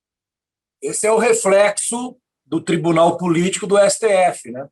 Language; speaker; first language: Portuguese; native; Portuguese